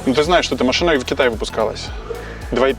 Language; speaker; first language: Russian; native; Russian